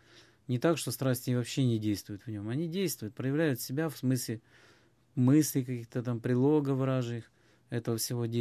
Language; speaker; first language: Russian; native; Russian